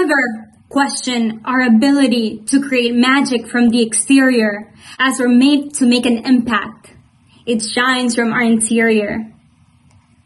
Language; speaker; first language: English; non-native, fluent; Spanish